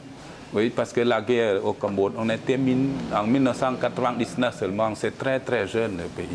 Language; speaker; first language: French; non-native, learner; Khmer